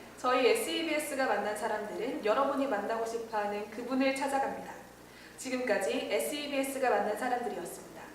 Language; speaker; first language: Korean; native; Korean